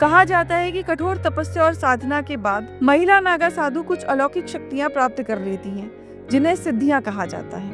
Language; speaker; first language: Hindi; native; Hindi